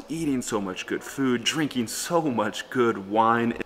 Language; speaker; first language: English; native; English